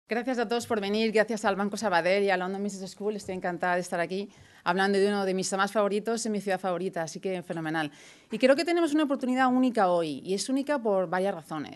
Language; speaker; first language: Spanish; native; Spanish